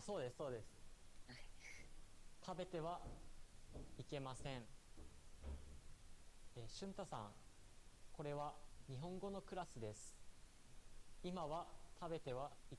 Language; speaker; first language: Japanese; non-native, learner; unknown